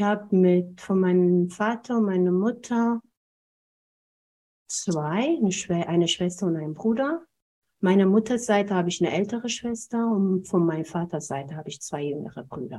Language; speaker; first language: German; non-native, fluent; Amharic